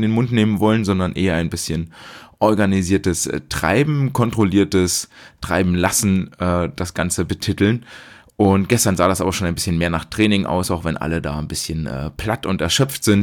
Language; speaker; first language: German; native; German